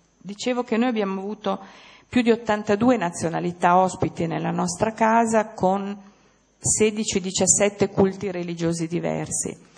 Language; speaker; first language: Italian; native; Italian